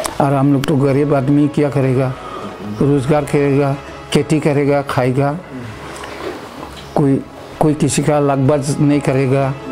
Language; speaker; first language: Hindi; non-native, local second language; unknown